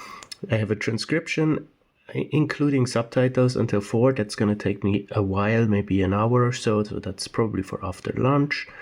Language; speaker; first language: English; non-native, fluent; German